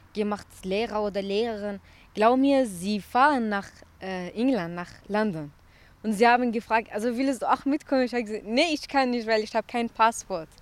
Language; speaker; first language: German; non-native, fluent; Arabic